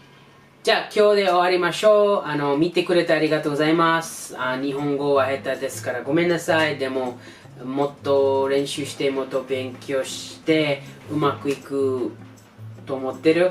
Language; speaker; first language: Japanese; non-native, learner; English